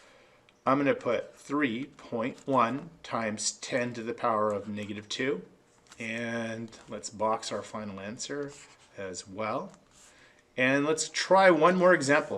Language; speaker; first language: English; native; English